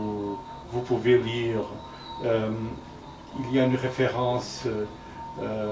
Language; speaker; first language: French; non-native, fluent; Portuguese